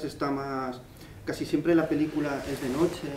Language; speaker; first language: Spanish; native; Spanish